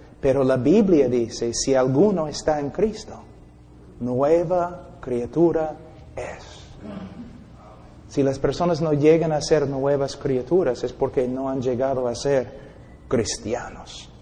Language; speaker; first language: Spanish; non-native, fluent; English